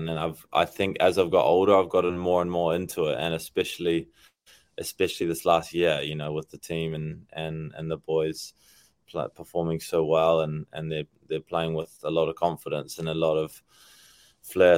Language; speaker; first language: English; native; English